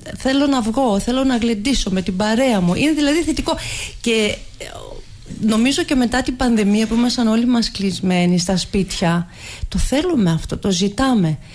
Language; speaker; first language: Greek; early bilingual, heritage; Greek